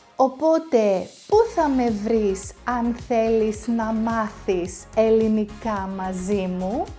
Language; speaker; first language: Greek; native; Greek